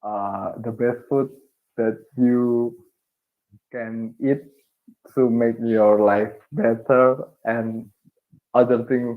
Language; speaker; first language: English; non-native, learner; Indonesian